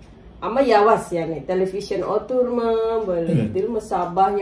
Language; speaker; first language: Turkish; non-native, learner; Indonesian